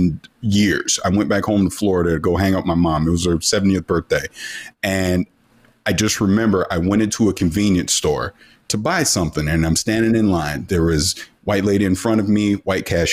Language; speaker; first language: English; native; English